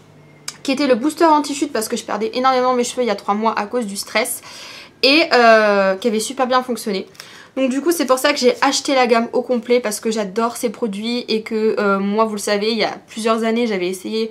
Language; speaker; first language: French; native; French